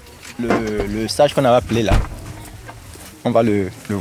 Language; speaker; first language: French; non-native, local second language; Fon